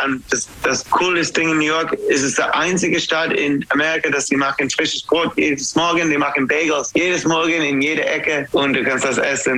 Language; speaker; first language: German; non-native, learner; English